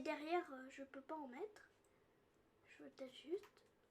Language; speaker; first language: French; native; French